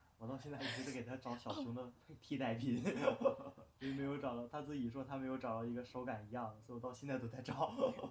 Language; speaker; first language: Chinese; native; Chinese